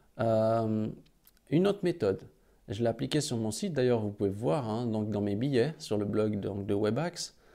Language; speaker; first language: French; native; French